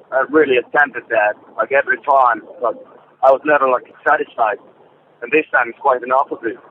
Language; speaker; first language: English; non-native, fluent; Polish